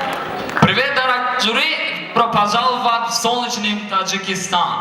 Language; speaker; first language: Russian; non-native, learner; Tajik